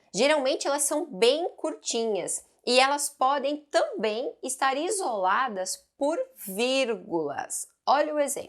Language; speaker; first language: Portuguese; native; Portuguese